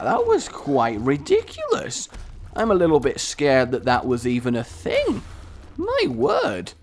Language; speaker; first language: English; native; English